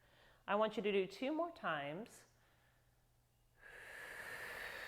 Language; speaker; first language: English; native; English